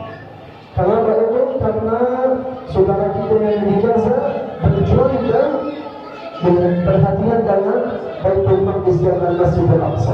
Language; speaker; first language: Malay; non-native, fluent; Arabic